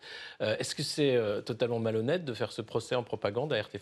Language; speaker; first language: French; native; French